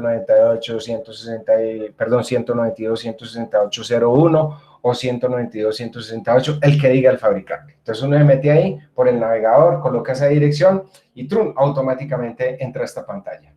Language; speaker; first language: Spanish; native; Spanish